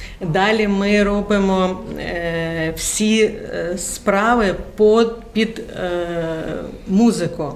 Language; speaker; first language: Ukrainian; non-native, local second language; Russian